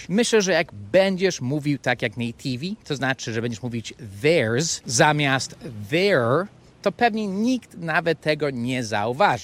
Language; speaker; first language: Polish; non-native, fluent; English